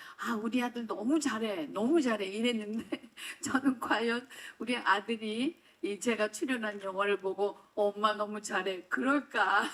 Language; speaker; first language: Korean; native; Korean